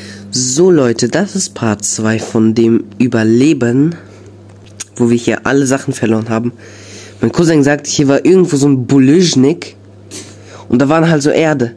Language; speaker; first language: German; early bilingual, other home language; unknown